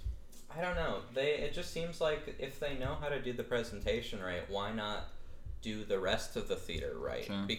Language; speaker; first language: English; native; English